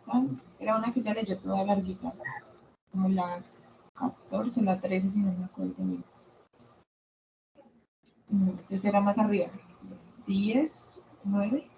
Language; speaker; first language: Spanish; native; Spanish